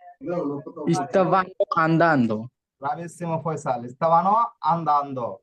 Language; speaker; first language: Italian; non-native, learner; Bangla